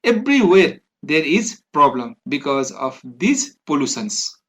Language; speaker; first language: English; non-native, local second language; Nepali